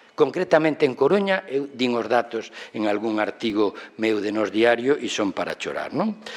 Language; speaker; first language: Galician; non-native, local second language; Spanish